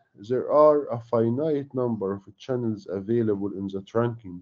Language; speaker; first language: English; non-native, fluent; Arabic